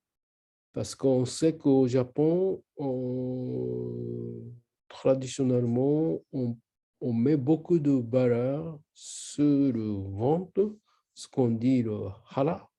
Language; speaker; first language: French; non-native, learner; Japanese